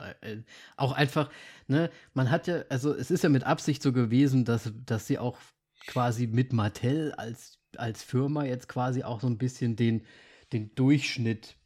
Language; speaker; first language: German; native; German